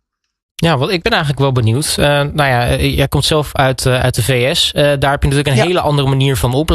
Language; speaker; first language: Dutch; native; Dutch